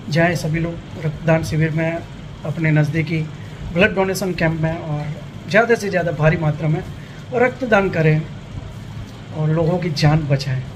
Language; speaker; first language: Hindi; non-native, local second language; Gujarati